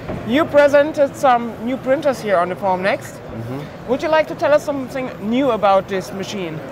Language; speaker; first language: English; non-native, fluent; German